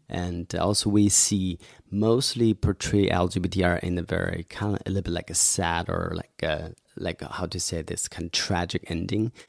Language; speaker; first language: English; non-native, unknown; Chinese